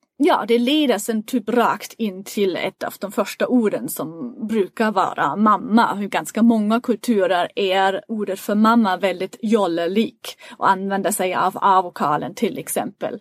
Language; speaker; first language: Swedish; non-native, fluent; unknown